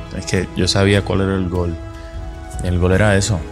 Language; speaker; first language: Spanish; native; Spanish